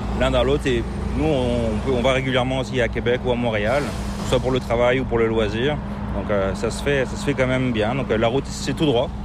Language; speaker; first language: French; native; French